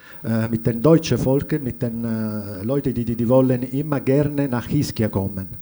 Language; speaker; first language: German; non-native, fluent; Italian